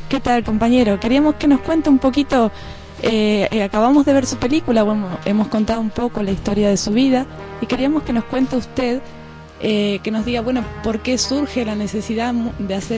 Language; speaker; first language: Spanish; native; Spanish